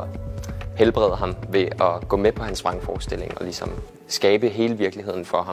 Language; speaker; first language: Danish; native; Danish